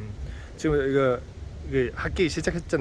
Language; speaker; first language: Korean; non-native, fluent; Mongolian